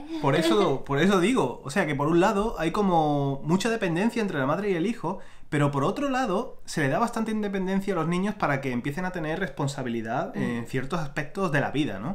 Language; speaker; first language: Spanish; native; Spanish